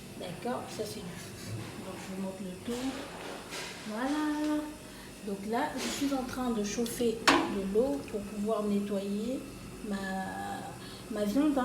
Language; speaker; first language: French; non-native, local second language; Lingala